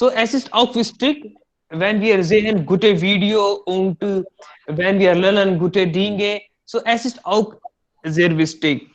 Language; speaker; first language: German; non-native, learner; Hindi